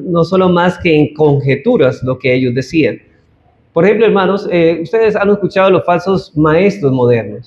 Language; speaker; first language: Spanish; native; Spanish